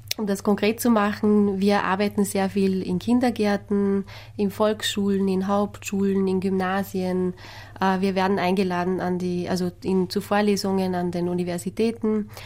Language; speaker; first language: German; non-native, fluent; Armenian